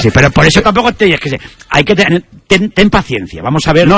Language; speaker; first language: Spanish; native; Spanish